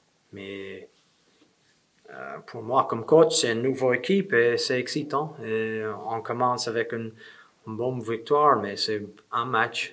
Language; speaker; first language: French; non-native, fluent; English